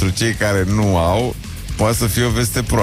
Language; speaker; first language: Romanian; native; Romanian